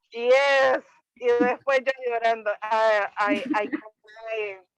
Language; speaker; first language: Spanish; non-native, learner; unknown